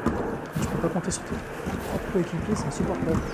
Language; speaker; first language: French; native; French